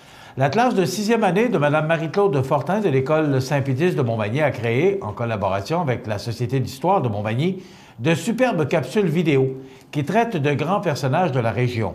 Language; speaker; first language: French; native; French